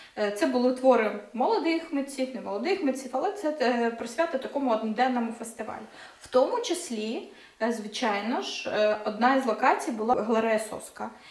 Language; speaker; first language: Ukrainian; non-native, local second language; Russian